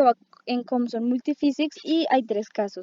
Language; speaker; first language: Spanish; native; Spanish